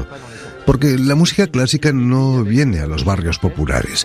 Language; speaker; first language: Spanish; native; Spanish